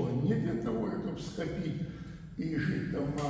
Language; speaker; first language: Russian; native; Russian